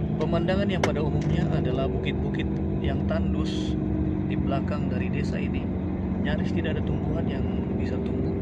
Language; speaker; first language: Indonesian; native; Indonesian